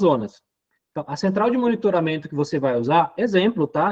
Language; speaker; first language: Portuguese; native; Portuguese